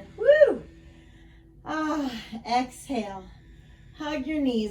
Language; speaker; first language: English; native; English